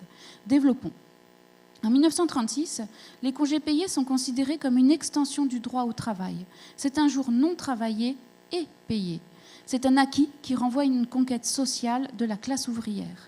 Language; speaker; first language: French; native; French